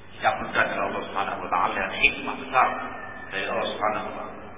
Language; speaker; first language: Indonesian; non-native, local second language; Javanese